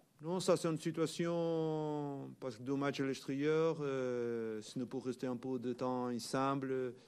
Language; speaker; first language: French; non-native, learner; Portuguese